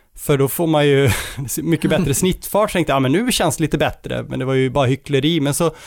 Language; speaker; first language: Swedish; native; Swedish